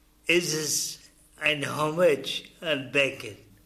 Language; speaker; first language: German; non-native, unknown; English